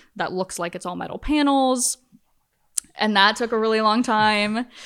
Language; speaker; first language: English; native; English